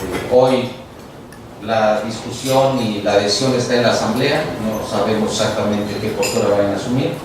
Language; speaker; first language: Spanish; native; Spanish